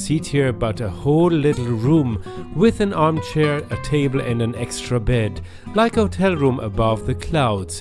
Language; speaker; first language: English; non-native, fluent; German